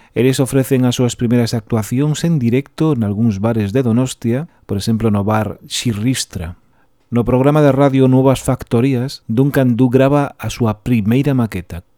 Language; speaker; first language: Galician; non-native, local second language; Spanish